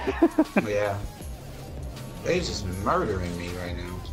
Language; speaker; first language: English; native; English